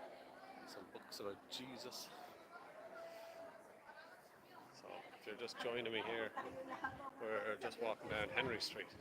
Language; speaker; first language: English; native; English